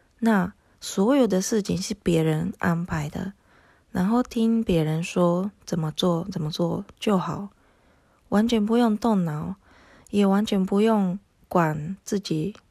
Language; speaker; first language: Chinese; non-native, fluent; Japanese